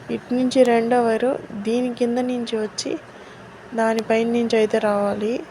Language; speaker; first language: Telugu; non-native, local second language; Urdu